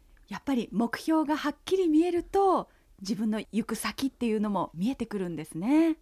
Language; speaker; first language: Japanese; native; Japanese